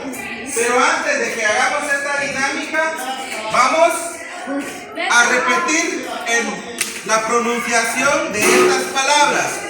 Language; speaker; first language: Spanish; non-native, local second language; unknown